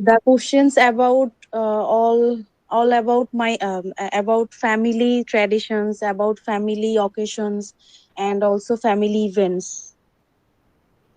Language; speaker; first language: English; non-native, learner; Bangla